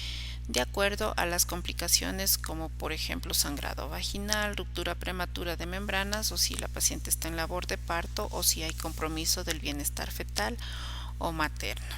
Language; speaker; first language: Spanish; native; Spanish